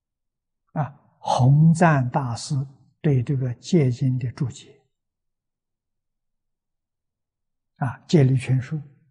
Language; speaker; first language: Chinese; native; Chinese